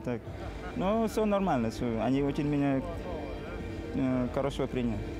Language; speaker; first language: Russian; non-native, learner; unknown